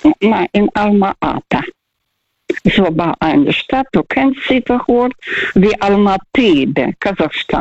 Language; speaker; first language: German; non-native, fluent; Russian